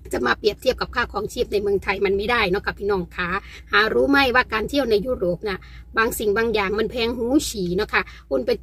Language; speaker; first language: Thai; native; Thai